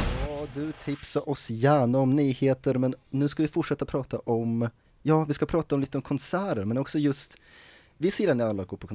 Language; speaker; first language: Swedish; native; Swedish